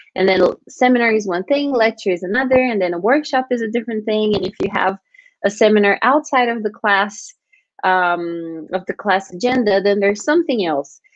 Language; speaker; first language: English; non-native, fluent; Portuguese